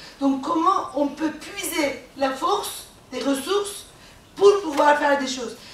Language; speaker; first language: French; non-native, fluent; Turkish